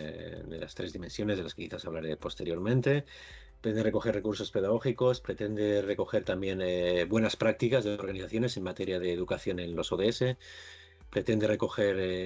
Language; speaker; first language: Spanish; native; Spanish